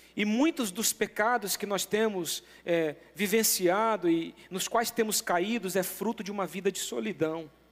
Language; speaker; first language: Portuguese; native; Portuguese